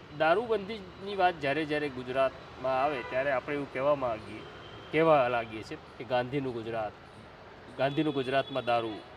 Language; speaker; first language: Gujarati; non-native, local second language; Marathi